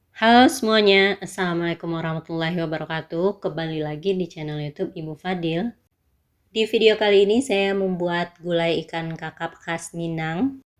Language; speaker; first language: Indonesian; non-native, local second language; Minangkabau